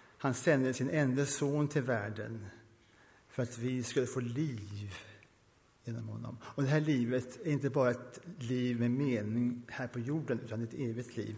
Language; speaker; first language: Swedish; early bilingual, heritage; Swedish